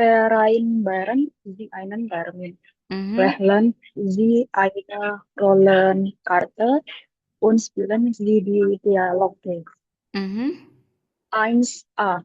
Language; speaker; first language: German; non-native, learner; Indonesian